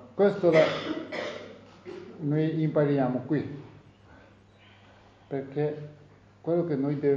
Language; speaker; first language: Italian; non-native, learner; Tibetan